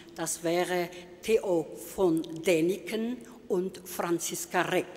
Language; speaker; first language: German; non-native, fluent; Turkish